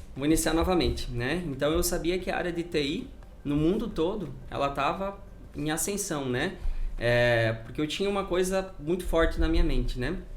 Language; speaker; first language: Portuguese; native; Portuguese